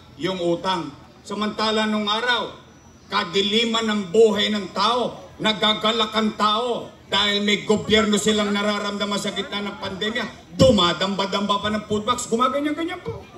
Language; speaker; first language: Filipino; native; Filipino